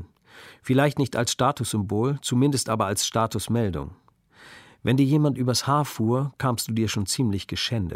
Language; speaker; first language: German; native; German